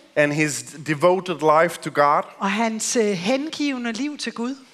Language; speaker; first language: English; non-native, fluent; Swedish